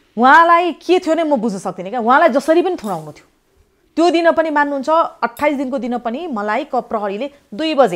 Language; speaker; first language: Nepali; native; Nepali